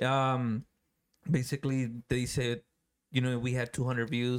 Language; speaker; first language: English; early bilingual, other home language; Spanish